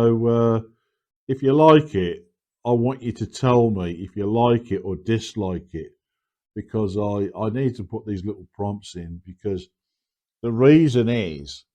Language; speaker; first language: English; native; English